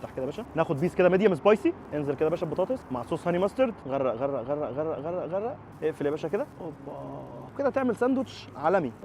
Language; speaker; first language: Arabic; native; Arabic